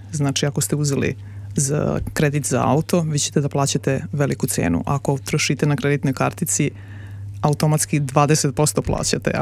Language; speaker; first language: Serbian; native; Serbian